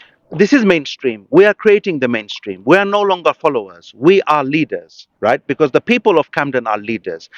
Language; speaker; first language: English; early bilingual, other home language; Bangla